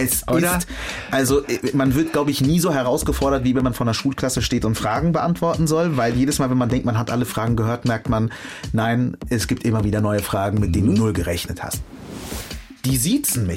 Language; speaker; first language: German; early bilingual, other home language; Arabic